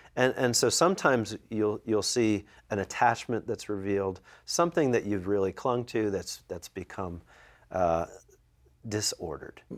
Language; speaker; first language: English; native; English